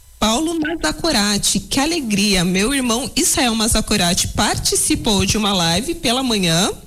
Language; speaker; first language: Portuguese; native; Portuguese